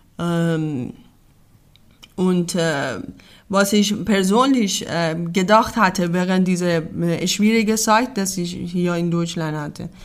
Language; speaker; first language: German; non-native, learner; Persian